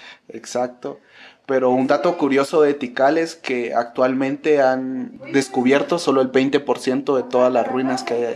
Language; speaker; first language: Spanish; native; Spanish